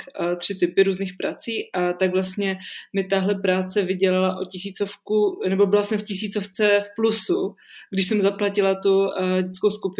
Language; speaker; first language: Czech; native; Czech